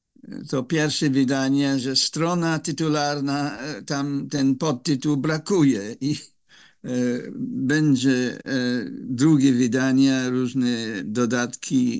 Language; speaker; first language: Polish; non-native, fluent; English